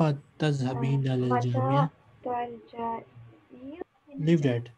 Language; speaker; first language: Arabic; non-native, fluent; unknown